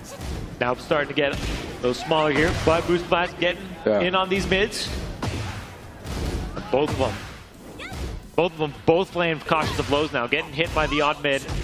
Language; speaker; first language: English; native; English